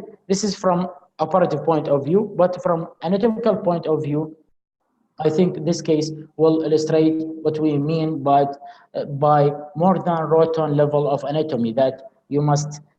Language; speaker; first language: English; non-native, fluent; Arabic